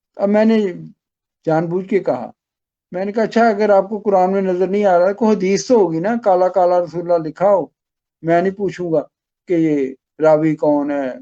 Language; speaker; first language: Urdu; non-native, local second language; Pashto